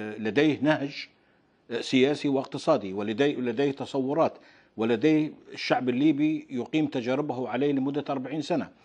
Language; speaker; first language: Arabic; native; Arabic